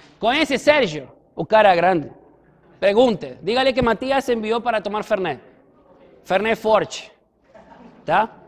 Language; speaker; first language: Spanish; native; Spanish